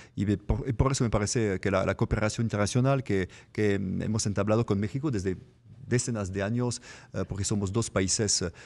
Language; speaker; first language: Spanish; non-native, fluent; French